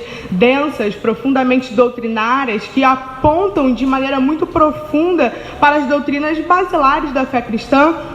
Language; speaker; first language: Portuguese; native; Portuguese